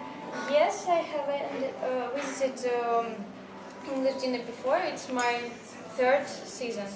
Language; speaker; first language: English; non-native, learner; Russian